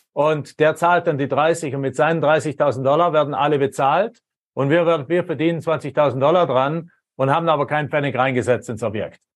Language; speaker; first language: German; native; German